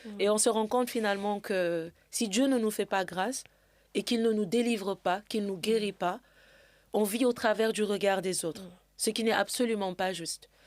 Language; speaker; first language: French; non-native, local second language; Wolof